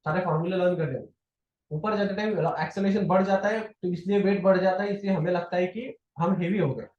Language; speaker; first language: Hindi; non-native, local second language; Marathi